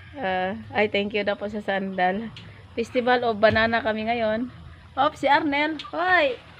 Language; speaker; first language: Filipino; non-native, local second language; Cebuano